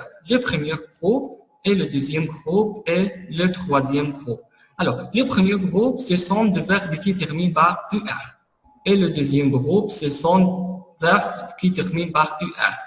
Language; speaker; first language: French; non-native, fluent; Arabic